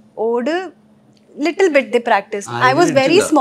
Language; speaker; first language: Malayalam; early bilingual, heritage; Malayalam